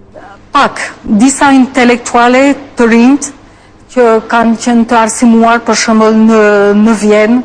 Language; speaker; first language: Albanian; non-native, fluent; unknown